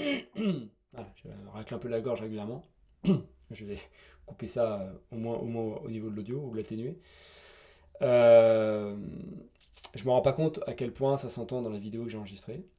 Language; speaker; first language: French; native; French